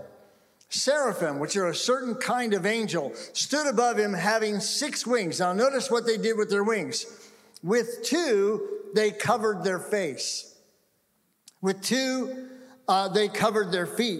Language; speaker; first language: English; native; English